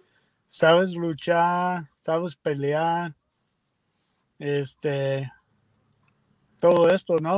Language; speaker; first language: Spanish; non-native, learner; English